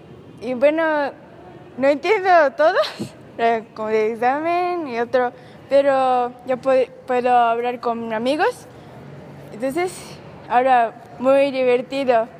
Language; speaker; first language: Spanish; non-native, learner; Japanese